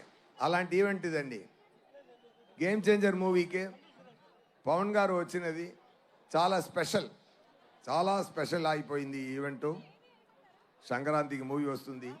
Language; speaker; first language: Telugu; non-native, learner; Tamil